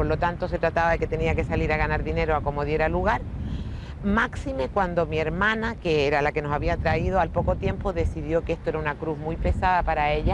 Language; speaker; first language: Spanish; native; Spanish